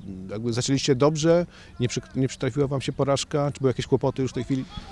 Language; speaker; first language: Polish; native; Polish